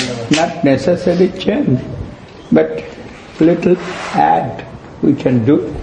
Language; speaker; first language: English; non-native, local second language; Bangla